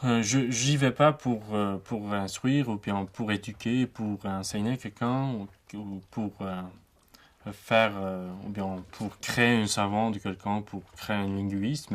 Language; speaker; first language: French; non-native, fluent; Uzbek